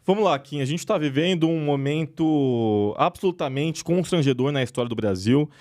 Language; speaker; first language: Portuguese; native; Portuguese